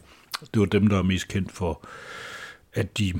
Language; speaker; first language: Danish; native; Danish